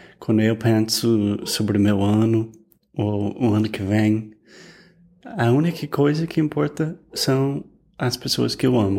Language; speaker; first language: Portuguese; non-native, fluent; English